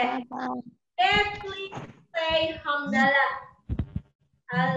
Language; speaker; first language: English; non-native, learner; Indonesian